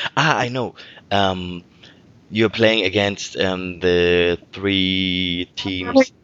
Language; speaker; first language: English; non-native, fluent; German